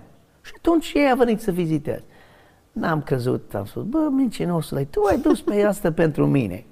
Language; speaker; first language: Romanian; non-native, learner; English